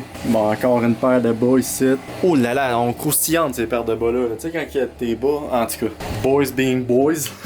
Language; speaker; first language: French; native; French